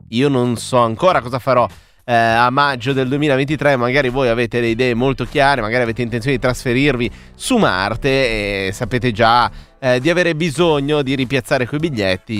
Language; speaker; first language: Italian; native; Italian